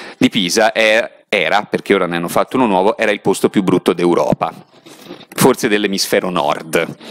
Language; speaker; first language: Italian; native; Italian